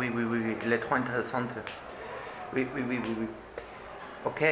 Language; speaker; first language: French; non-native, learner; Spanish